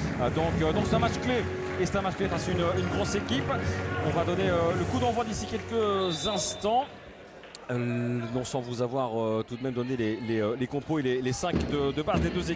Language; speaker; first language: French; native; French